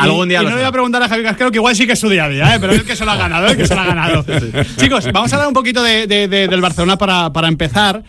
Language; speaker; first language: Spanish; native; Spanish